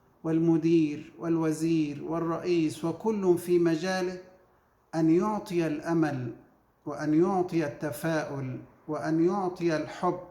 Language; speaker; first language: Arabic; native; Arabic